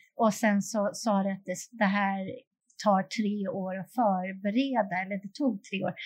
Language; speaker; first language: Swedish; native; Swedish